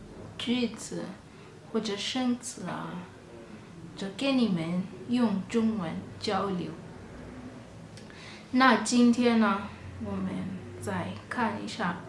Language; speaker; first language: Chinese; non-native, fluent; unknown